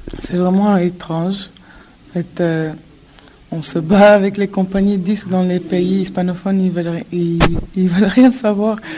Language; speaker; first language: French; non-native, fluent; Spanish